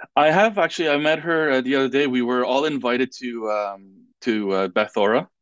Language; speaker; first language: English; non-native, fluent; French